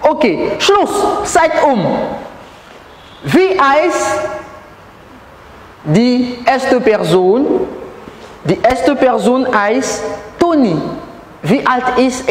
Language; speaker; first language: German; non-native, learner; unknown